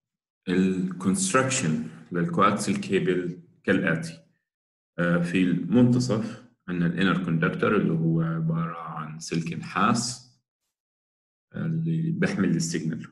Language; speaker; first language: Arabic; native; Arabic